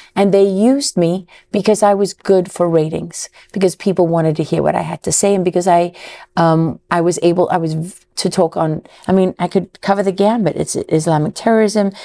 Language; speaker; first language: English; native; English